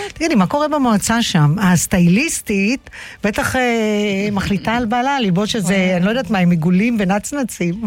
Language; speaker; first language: Hebrew; native; Hebrew